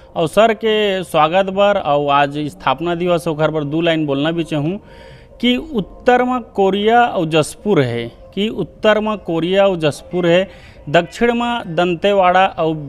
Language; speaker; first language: Hindi; native; Hindi